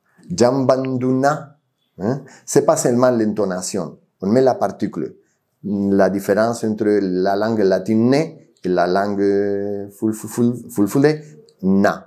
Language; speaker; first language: French; non-native, fluent; Spanish